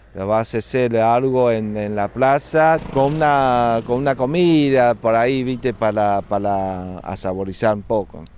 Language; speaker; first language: Spanish; non-native, fluent; Chinese